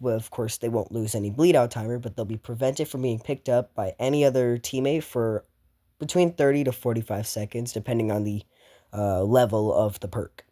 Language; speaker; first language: English; native; English